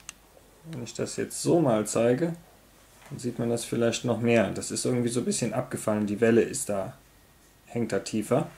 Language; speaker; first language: German; native; German